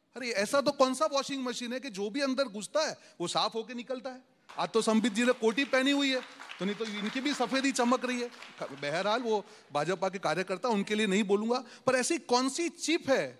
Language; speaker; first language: Hindi; non-native, local second language; Gujarati